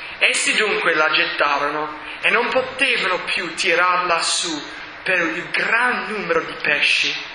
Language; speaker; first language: Italian; non-native, fluent; English